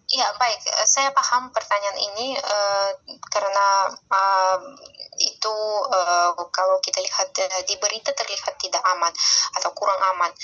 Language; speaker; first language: Indonesian; non-native, fluent; Russian